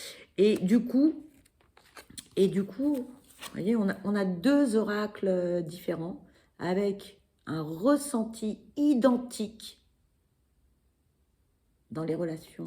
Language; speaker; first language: French; native; French